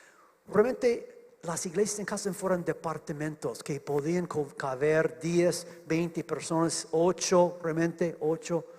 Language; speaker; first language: Spanish; non-native, fluent; English